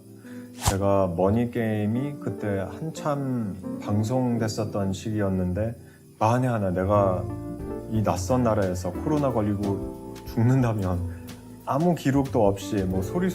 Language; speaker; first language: Korean; early bilingual, heritage; Korean